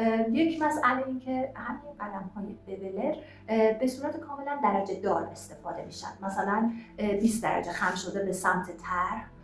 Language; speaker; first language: Persian; native; Persian